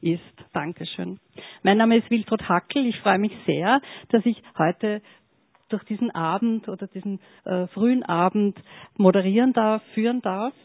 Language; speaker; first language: German; native; German